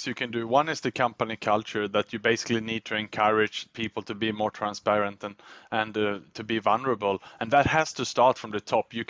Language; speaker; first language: English; non-native, fluent; Swedish